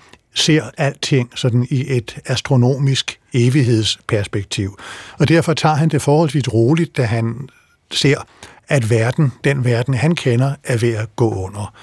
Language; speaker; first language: Danish; native; Danish